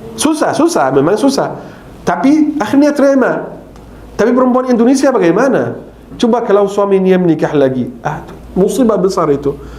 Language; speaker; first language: Malay; non-native, fluent; Arabic